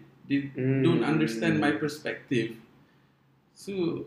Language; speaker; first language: English; non-native, local second language; Malay